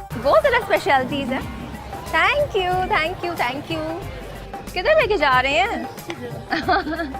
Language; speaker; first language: Hindi; non-native, fluent; Chinese